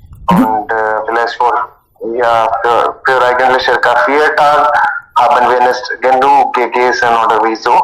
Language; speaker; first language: German; non-native, learner; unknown